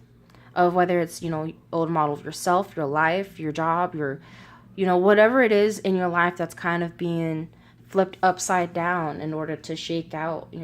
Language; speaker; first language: English; native; English